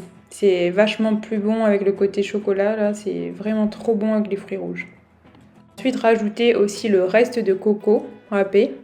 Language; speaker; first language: French; native; French